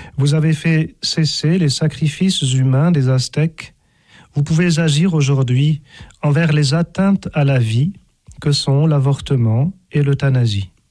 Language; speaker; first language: French; native; French